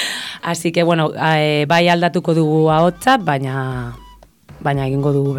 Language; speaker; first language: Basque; non-native, local second language; Spanish